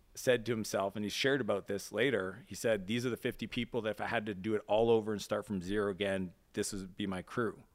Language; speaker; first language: English; native; English